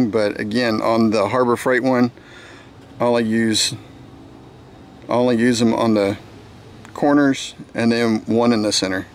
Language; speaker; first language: English; native; English